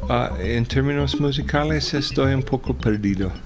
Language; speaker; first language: Spanish; non-native, fluent; English